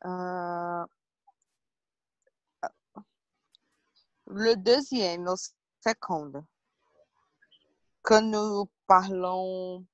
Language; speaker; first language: French; non-native, learner; Portuguese